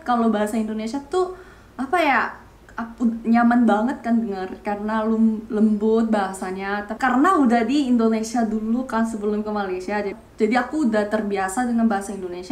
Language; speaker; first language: Indonesian; non-native, fluent; Korean